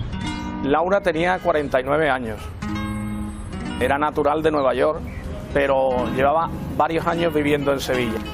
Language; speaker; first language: Spanish; native; Spanish